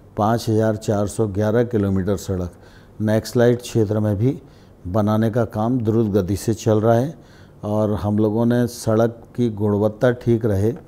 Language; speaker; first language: Hindi; native; Hindi